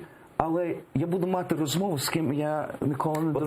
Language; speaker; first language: Ukrainian; early bilingual, heritage; English